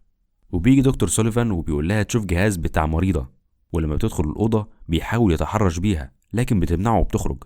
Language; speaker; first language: Arabic; native; Arabic